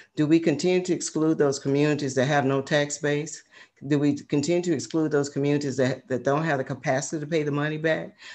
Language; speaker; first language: English; native; English